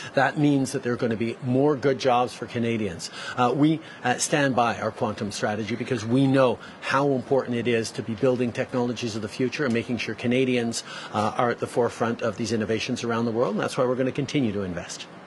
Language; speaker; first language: English; early bilingual, other home language; French